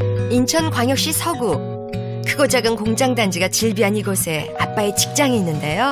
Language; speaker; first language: Korean; native; Korean